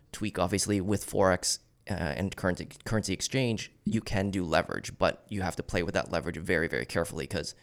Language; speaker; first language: English; native; English